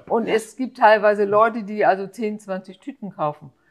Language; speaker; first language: German; native; German